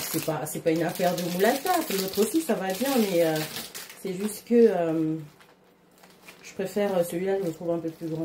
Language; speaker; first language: French; native; French